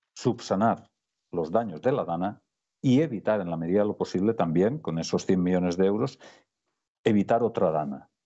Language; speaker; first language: Spanish; native; Spanish